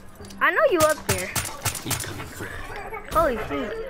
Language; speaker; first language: English; native; English